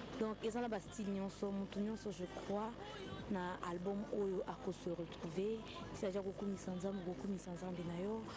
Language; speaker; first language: Lingala; native; Lingala